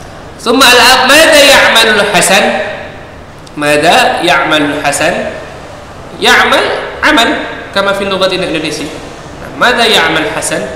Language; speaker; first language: Arabic; non-native, fluent; Indonesian